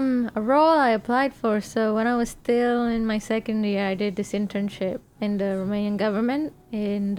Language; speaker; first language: English; non-native, fluent; Romanian